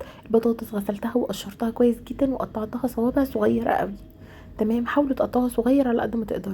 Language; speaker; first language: Arabic; native; Arabic